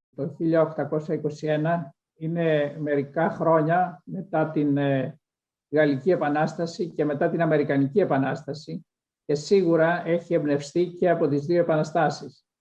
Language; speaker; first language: Greek; native; Greek